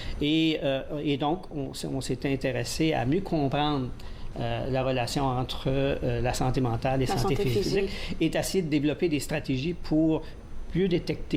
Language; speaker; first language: French; native; French